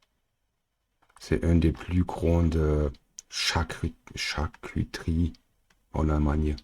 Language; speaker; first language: French; non-native, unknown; German